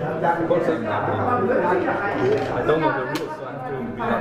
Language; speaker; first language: English; non-native, learner; Albanian